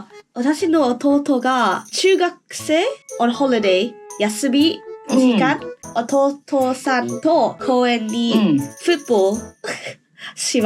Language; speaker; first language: Japanese; non-native, learner; English